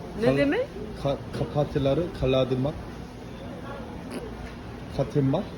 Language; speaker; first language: Turkish; non-native, learner; Korean